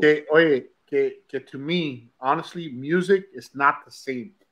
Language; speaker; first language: English; early bilingual, other home language; Spanish